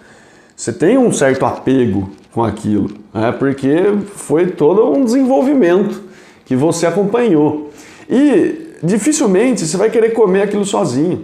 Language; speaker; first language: Portuguese; native; Portuguese